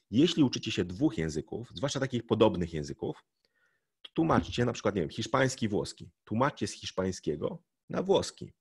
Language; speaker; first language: Polish; native; Polish